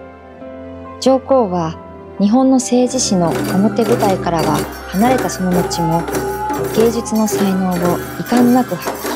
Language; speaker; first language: Japanese; native; Japanese